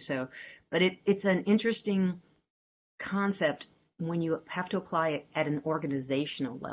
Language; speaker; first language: English; native; English